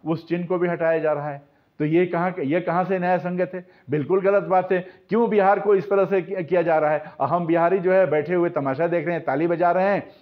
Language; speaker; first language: Hindi; native; Hindi